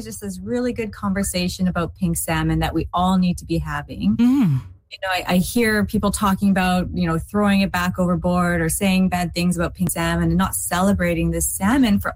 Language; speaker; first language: English; native; English